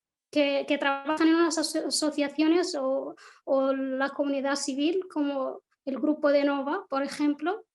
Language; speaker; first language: Spanish; non-native, local second language; Arabic